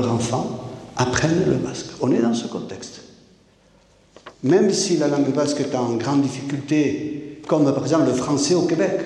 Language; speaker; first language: French; native; French